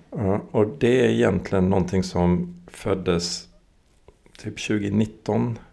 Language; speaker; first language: Swedish; early bilingual, other home language; English